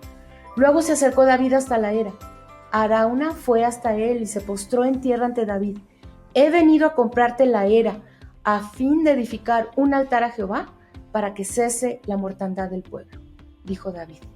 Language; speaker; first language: Spanish; native; Spanish